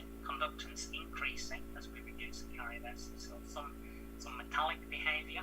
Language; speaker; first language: English; native; English